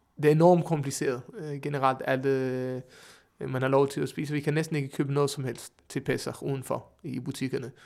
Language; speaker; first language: Danish; non-native, fluent; Hebrew